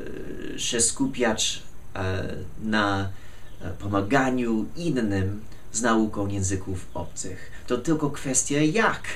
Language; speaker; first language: Polish; non-native, fluent; English